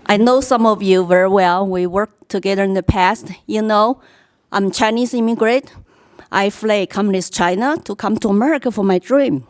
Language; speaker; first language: English; non-native, fluent; Chinese